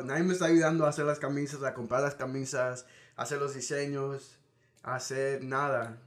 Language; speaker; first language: Spanish; early bilingual, heritage; Spanish